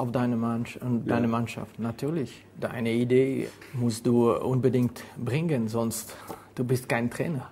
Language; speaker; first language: German; non-native, fluent; French